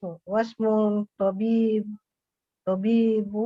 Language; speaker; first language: Arabic; non-native, learner; Malay